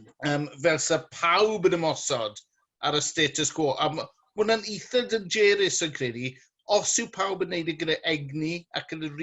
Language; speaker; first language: Welsh; native; Welsh